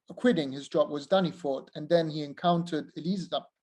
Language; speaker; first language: English; non-native, fluent; Italian